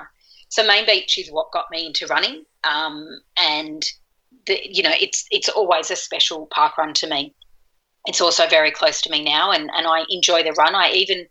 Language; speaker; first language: English; native; English